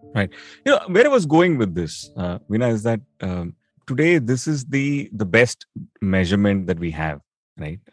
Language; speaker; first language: English; non-native, local second language; Tamil